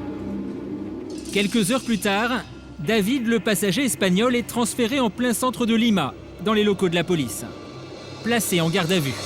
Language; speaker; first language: French; native; French